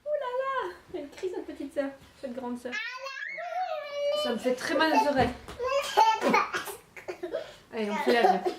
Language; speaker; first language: French; native; French